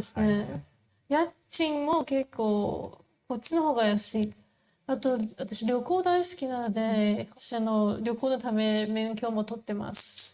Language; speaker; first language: Japanese; non-native, fluent; Chinese